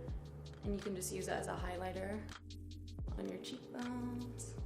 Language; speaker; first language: English; native; English